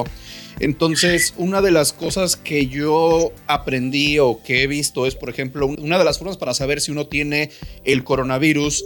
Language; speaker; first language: Spanish; native; Spanish